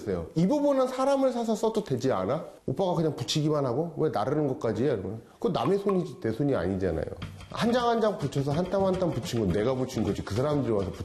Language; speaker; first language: Korean; native; Korean